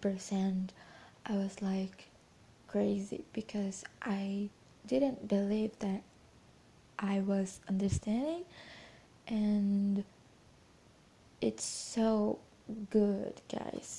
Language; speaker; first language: English; non-native, fluent; Portuguese